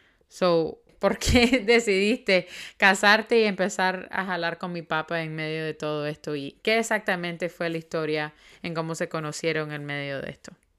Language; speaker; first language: Spanish; early bilingual, heritage; Spanish